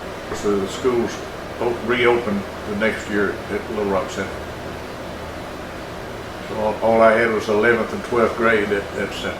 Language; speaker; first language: English; native; English